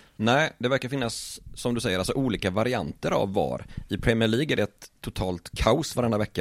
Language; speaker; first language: Swedish; native; Swedish